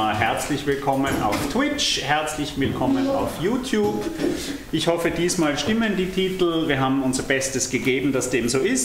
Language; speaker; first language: German; native; German